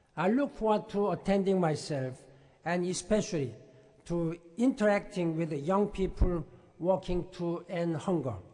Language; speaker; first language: English; non-native, fluent; Korean